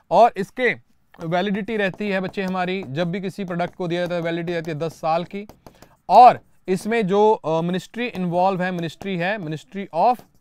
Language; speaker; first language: Hindi; non-native, local second language; Punjabi